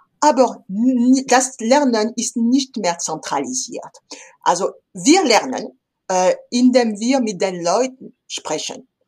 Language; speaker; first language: German; non-native, fluent; French